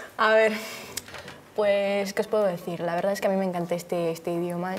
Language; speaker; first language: Spanish; non-native, fluent; Romanian